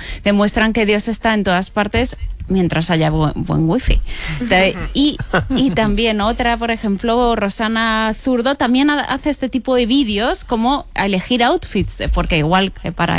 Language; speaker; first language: Spanish; native; Spanish